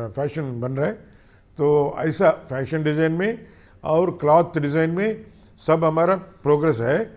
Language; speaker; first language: Hindi; non-native, local second language; Telugu